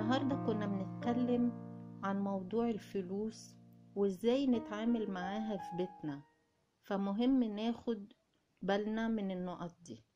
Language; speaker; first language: Arabic; native; Arabic